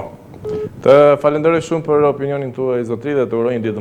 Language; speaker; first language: Albanian; native; Albanian